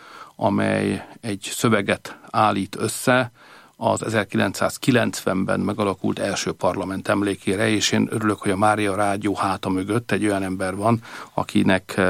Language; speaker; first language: Hungarian; native; Hungarian